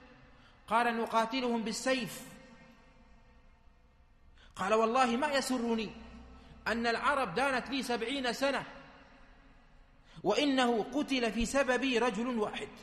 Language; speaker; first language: Arabic; native; Arabic